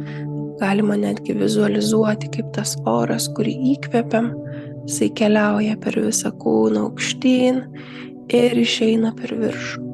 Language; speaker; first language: Lithuanian; native; Lithuanian